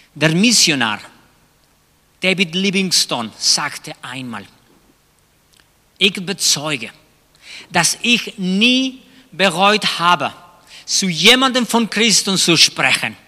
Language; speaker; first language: German; non-native, fluent; Spanish